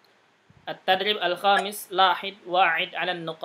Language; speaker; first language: Arabic; non-native, fluent; Indonesian